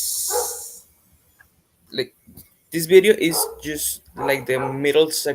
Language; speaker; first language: English; non-native, fluent; Spanish